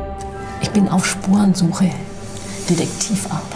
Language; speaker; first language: German; non-native, learner; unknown